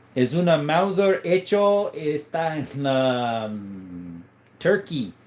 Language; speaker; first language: Spanish; non-native, learner; English